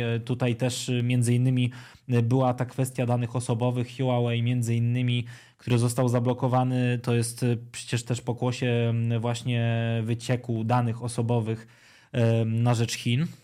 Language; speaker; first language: Polish; native; Polish